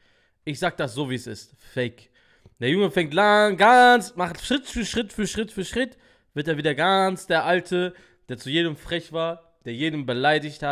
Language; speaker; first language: German; native; German